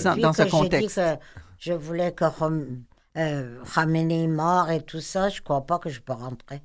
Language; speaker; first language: French; non-native, fluent; Persian